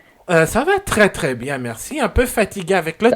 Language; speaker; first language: French; native; French